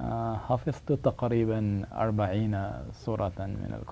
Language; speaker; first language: Arabic; non-native, learner; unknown